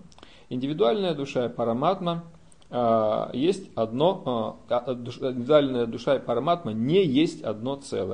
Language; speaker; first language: Russian; native; Russian